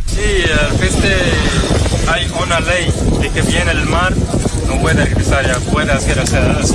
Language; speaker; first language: Spanish; non-native, learner; Arabic